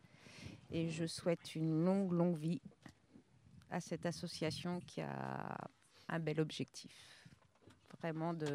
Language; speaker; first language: French; native; French